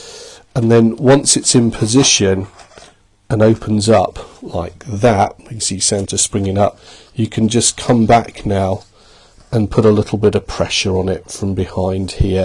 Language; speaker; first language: English; native; English